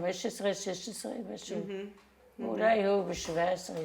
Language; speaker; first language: Hebrew; non-native, fluent; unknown